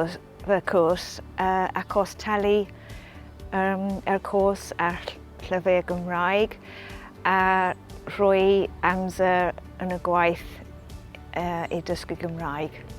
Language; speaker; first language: Welsh; non-native, learner; English